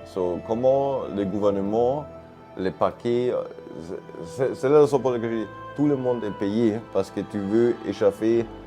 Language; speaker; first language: French; non-native, fluent; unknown